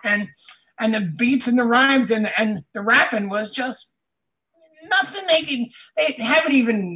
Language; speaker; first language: English; native; English